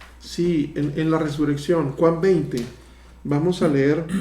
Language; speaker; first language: Spanish; native; Spanish